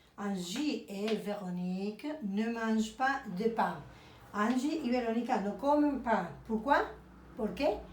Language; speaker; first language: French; non-native, fluent; Spanish